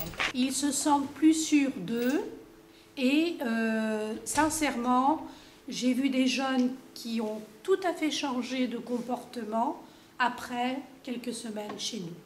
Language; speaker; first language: French; non-native, fluent; Greek